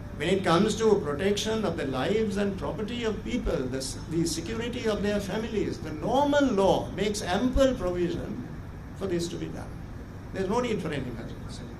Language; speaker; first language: English; non-native, local second language; Sinhala